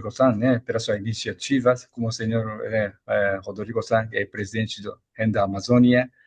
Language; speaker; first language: Portuguese; non-native, fluent; Japanese